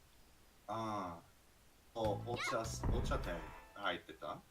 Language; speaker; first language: Japanese; non-native, learner; English